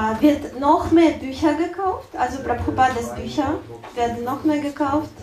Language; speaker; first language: German; non-native, learner; Russian